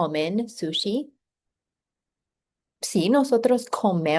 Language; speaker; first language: Spanish; non-native, fluent; English